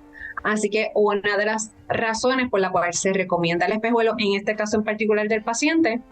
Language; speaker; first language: Spanish; native; Spanish